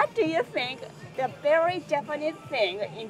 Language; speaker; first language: English; non-native, learner; Japanese